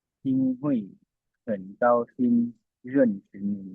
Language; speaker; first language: Chinese; non-native, learner; Lao